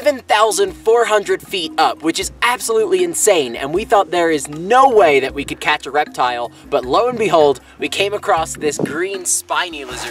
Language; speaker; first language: English; native; English